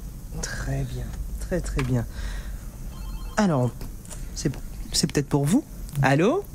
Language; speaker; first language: French; native; French